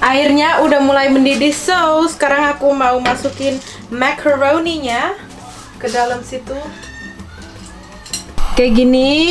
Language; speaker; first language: Indonesian; early bilingual, heritage; Indonesian